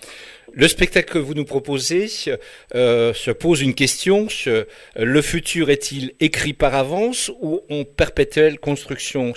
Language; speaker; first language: French; native; French